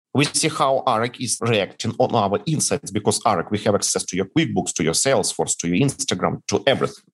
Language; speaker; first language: English; non-native, fluent; Ukrainian